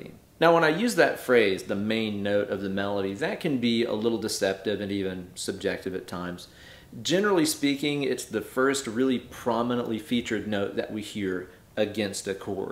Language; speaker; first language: English; native; English